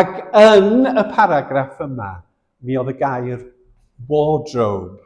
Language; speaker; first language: Welsh; native; Welsh